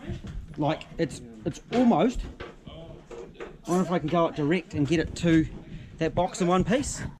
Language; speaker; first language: English; native; English